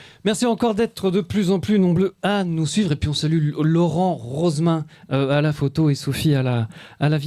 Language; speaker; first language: French; native; French